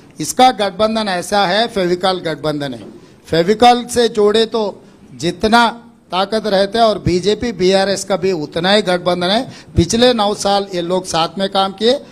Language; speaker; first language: Hindi; non-native, local second language; Telugu